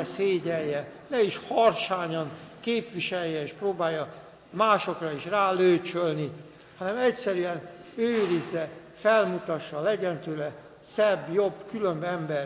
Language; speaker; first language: Hungarian; native; Hungarian